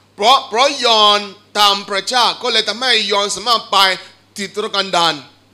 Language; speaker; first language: Thai; non-native, fluent; Igbo